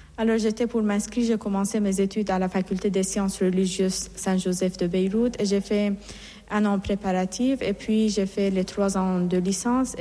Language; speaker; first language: French; non-native, fluent; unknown